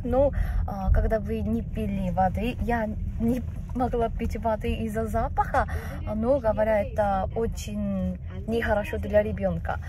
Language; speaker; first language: Russian; non-native, fluent; Korean